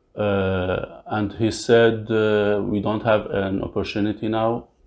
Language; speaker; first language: English; non-native, learner; Arabic